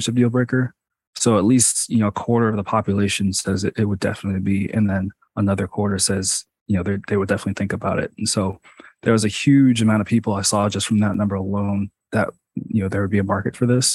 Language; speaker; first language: English; native; English